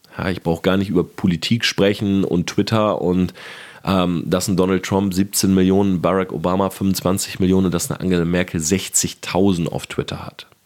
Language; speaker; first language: German; native; German